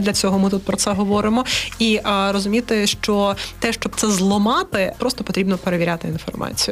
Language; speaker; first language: Ukrainian; native; Ukrainian